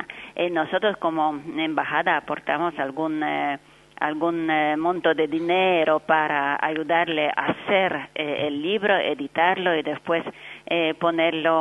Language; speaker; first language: Spanish; non-native, fluent; Polish